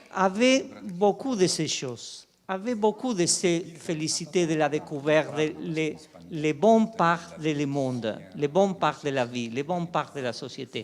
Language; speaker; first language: French; non-native, fluent; Spanish